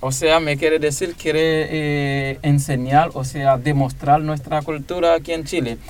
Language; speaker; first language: Spanish; non-native, learner; Haitian Creole